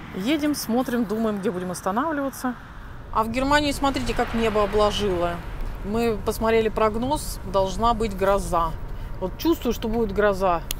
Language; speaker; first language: Russian; native; Russian